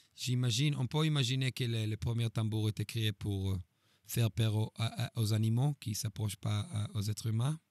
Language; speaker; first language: French; non-native, fluent; Hebrew